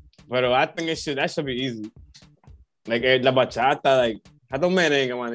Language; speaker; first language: English; early bilingual, other home language; Spanish